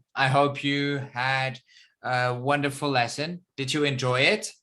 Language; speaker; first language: English; non-native, fluent; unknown